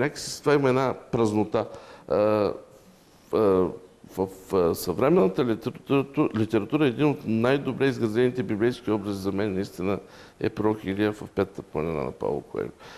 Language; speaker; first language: Bulgarian; native; Bulgarian